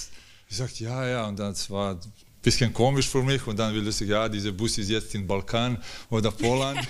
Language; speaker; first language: German; non-native, learner; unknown